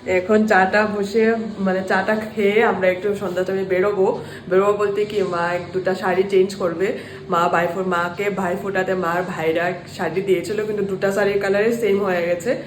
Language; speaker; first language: Bangla; native; Bangla